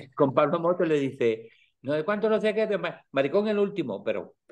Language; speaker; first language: Spanish; native; Spanish